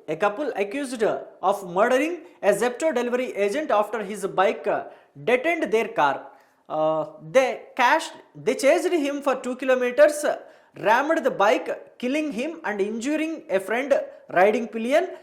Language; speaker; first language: English; non-native, local second language; Telugu